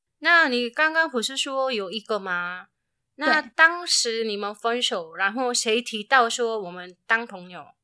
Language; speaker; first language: Chinese; non-native, fluent; Korean